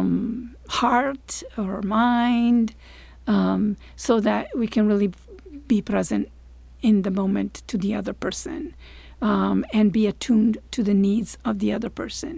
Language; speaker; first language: English; non-native, fluent; Italian